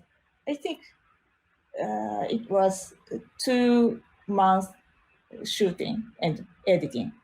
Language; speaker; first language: English; non-native, learner; Japanese